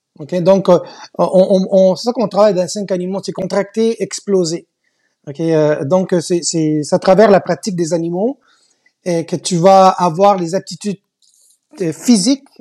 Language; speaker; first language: French; native; French